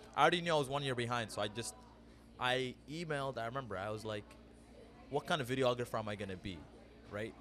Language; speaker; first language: English; early bilingual, other home language; Amharic